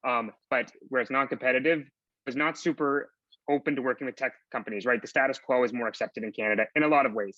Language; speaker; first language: English; native; English